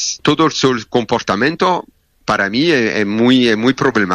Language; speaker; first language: Spanish; non-native, learner; French